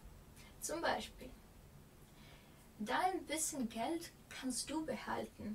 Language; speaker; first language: German; non-native, fluent; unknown